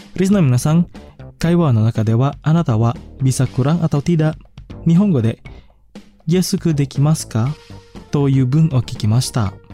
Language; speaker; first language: Japanese; non-native, fluent; Indonesian